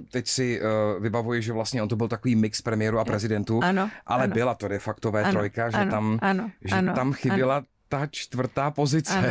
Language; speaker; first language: Czech; native; Czech